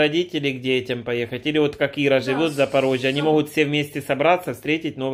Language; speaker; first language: Russian; native; Russian